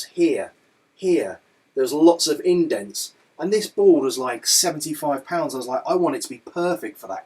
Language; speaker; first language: English; native; English